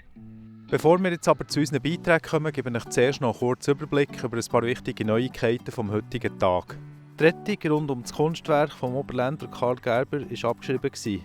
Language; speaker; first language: German; native; German